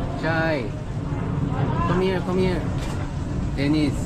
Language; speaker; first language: English; non-native, learner; Korean